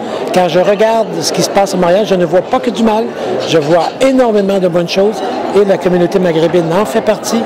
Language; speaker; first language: French; native; French